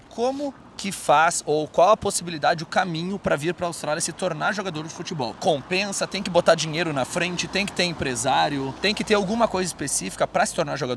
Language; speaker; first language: Portuguese; native; Portuguese